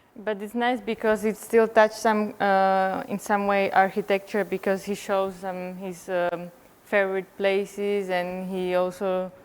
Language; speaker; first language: English; non-native, fluent; Slovak